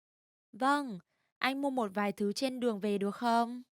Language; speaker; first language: Vietnamese; native; Vietnamese